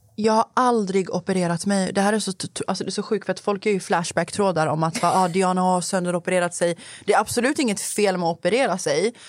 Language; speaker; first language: Swedish; early bilingual, other home language; Persian